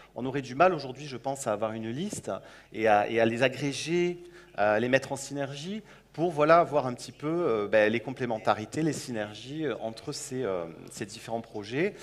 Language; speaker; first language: French; native; French